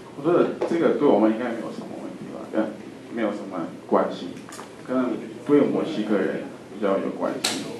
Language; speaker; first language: Chinese; non-native, fluent; French